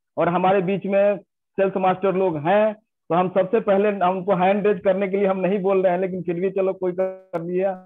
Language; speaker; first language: Hindi; native; Hindi